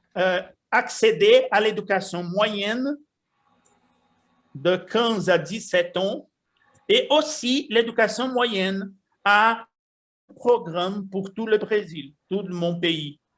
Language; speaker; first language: French; non-native, fluent; Portuguese